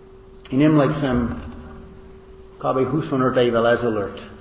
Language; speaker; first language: Hungarian; non-native, fluent; English